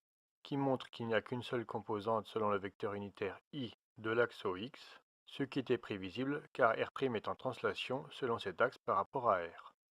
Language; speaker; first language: French; native; French